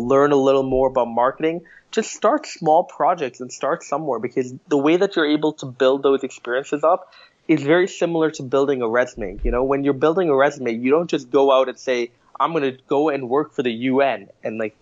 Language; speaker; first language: English; native; English